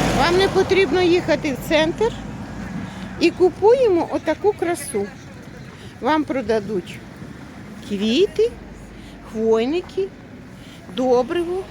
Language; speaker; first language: Ukrainian; native; Ukrainian